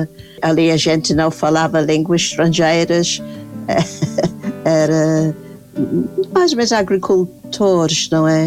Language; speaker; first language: Portuguese; non-native, fluent; English